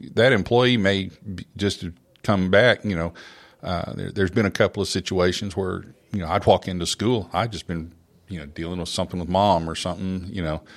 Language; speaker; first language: English; native; English